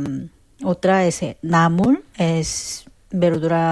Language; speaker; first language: Spanish; non-native, fluent; Korean